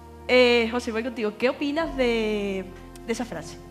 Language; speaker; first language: Spanish; native; Spanish